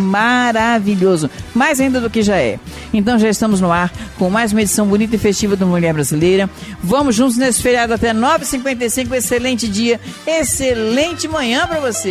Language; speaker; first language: Portuguese; native; Portuguese